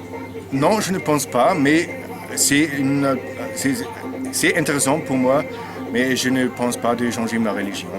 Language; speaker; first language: French; non-native, learner; German